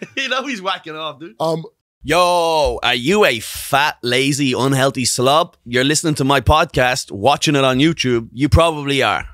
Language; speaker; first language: English; native; English